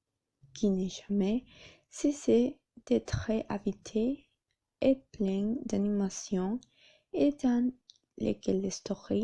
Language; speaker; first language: French; non-native, learner; Spanish